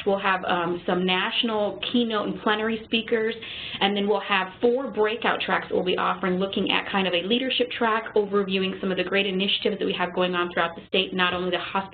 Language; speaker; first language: English; native; English